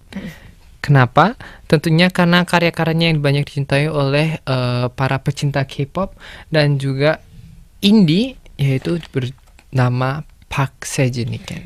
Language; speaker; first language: Indonesian; native; Indonesian